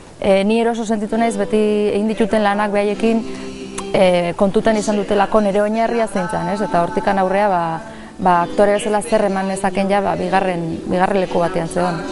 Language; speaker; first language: Basque; native; Basque